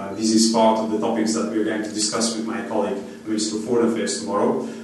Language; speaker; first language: English; non-native, fluent; Macedonian